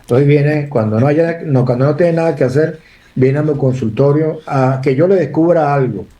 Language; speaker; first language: Spanish; native; Spanish